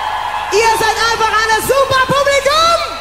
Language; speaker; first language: German; non-native, learner; English